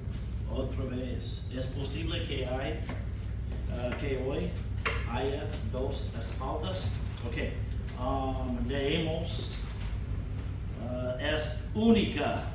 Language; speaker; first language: Spanish; non-native, fluent; English